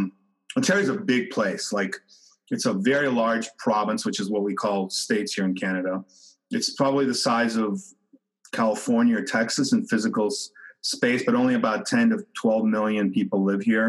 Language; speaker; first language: English; native; English